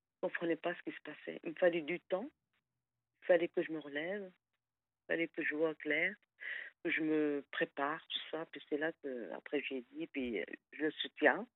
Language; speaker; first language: French; non-native, fluent; Arabic